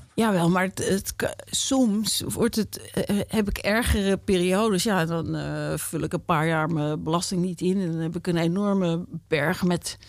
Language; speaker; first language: Dutch; native; Dutch